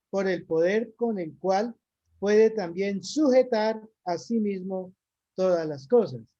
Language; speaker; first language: Spanish; native; Spanish